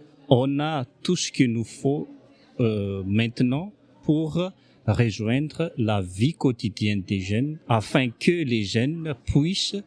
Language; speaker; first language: French; non-native, local second language; Malagasy